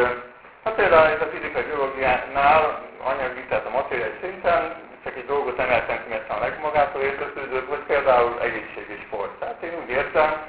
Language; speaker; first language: Hungarian; native; Hungarian